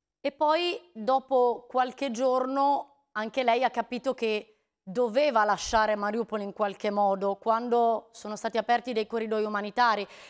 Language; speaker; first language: Italian; native; Italian